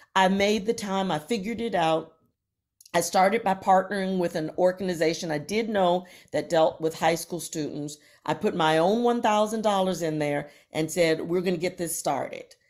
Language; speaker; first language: English; native; English